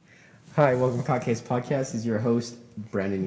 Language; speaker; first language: English; native; English